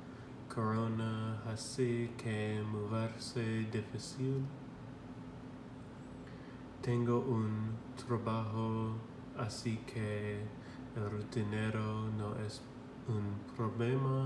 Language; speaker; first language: Spanish; non-native, learner; English